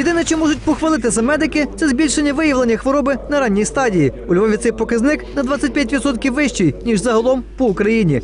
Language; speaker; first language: Ukrainian; native; Ukrainian